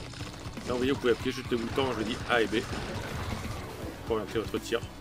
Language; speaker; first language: French; native; French